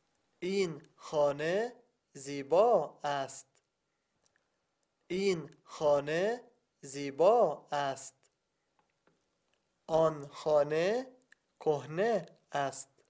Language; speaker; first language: Persian; non-native, learner; Arabic